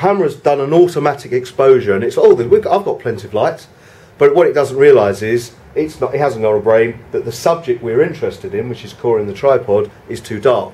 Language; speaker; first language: English; native; English